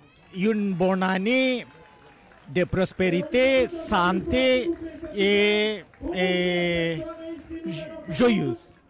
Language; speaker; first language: French; non-native, learner; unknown